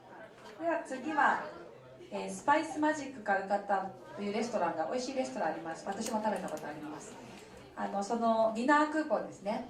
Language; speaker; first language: Japanese; non-native, fluent; Bangla